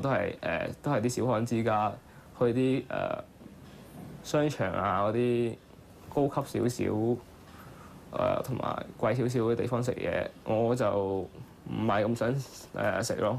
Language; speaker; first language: Chinese; non-native, local second language; Cantonese